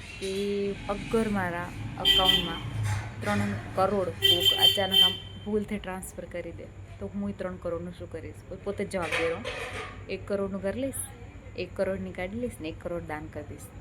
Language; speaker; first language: Gujarati; non-native, local second language; Kachhi